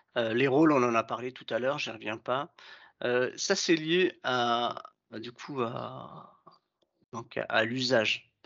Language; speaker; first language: French; native; French